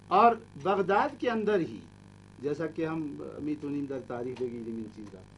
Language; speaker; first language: Persian; non-native, fluent; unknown